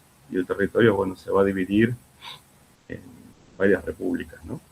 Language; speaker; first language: Spanish; native; Spanish